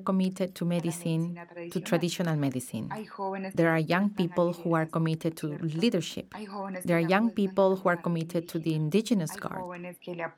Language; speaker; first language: English; non-native, fluent; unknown